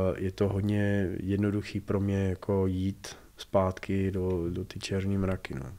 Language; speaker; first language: Czech; non-native, fluent; English